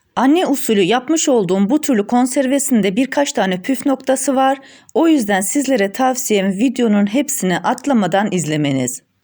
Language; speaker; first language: Turkish; native; Turkish